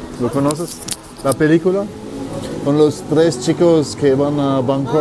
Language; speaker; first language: Spanish; non-native, learner; German